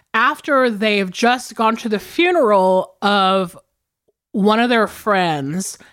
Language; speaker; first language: English; native; English